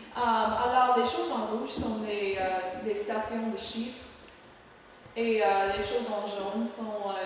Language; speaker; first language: French; non-native, learner; English